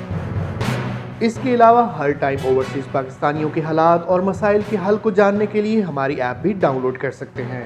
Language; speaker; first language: Urdu; native; Urdu